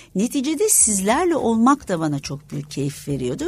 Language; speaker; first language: Turkish; native; Turkish